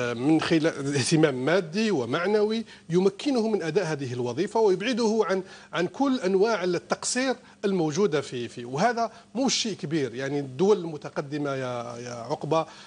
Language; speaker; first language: Arabic; native; Arabic